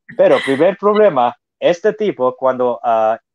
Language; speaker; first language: Spanish; native; Spanish